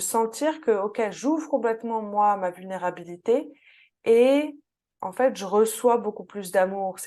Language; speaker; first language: French; native; French